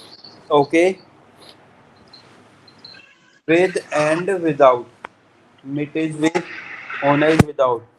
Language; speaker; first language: English; non-native, local second language; Hindi